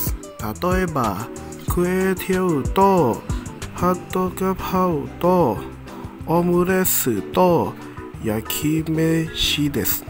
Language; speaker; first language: Japanese; non-native, learner; Thai